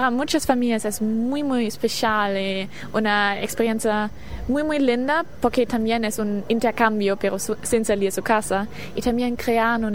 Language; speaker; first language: Spanish; non-native, learner; German